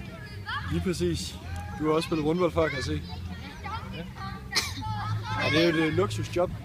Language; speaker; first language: Danish; native; Danish